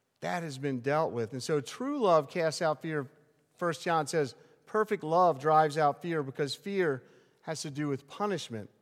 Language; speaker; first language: English; native; English